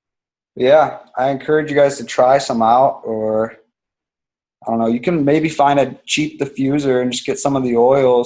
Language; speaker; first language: English; native; English